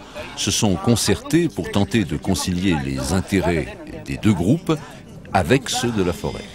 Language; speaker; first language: French; native; French